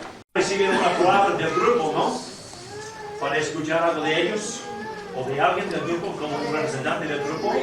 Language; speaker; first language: Spanish; non-native, fluent; English